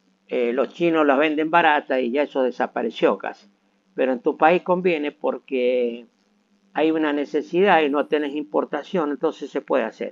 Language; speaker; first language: Spanish; native; Spanish